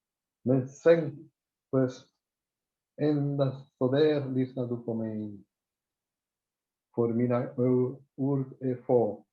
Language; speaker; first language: Swedish; non-native, fluent; Spanish